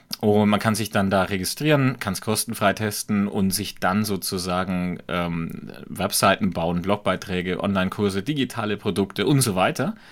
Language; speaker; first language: German; native; German